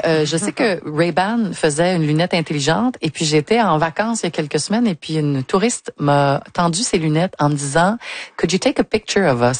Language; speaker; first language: French; native; French